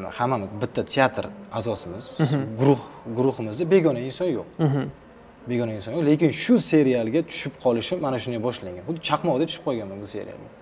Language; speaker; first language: Uzbek; native; Uzbek